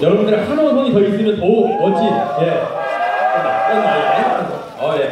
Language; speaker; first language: Korean; native; Korean